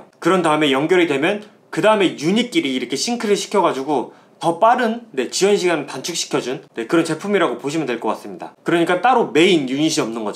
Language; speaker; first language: Korean; native; Korean